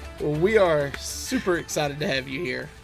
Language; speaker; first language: English; native; English